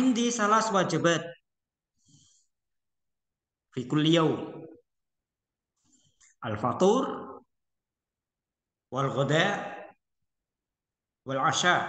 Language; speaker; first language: Arabic; non-native, fluent; Indonesian